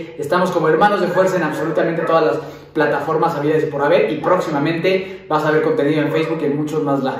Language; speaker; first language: Spanish; native; Spanish